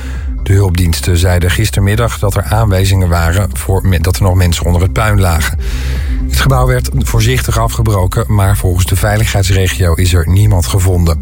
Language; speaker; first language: Dutch; native; Dutch